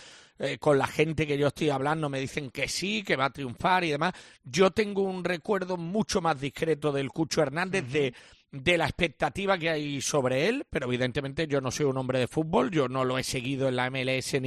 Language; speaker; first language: Spanish; native; Spanish